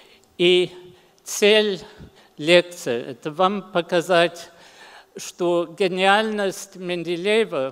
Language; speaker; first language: Russian; early bilingual, heritage; English